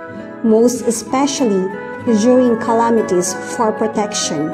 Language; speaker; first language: English; non-native, local second language; Filipino